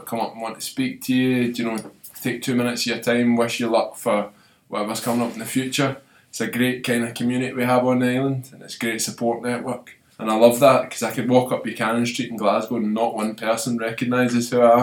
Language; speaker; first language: English; native; English